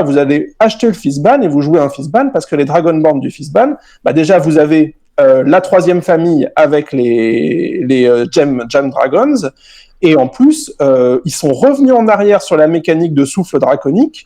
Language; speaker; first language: French; native; French